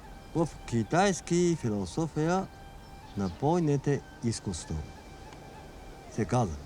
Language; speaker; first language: Bulgarian; non-native, learner; Chinese